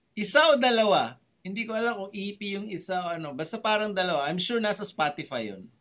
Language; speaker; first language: Filipino; native; Filipino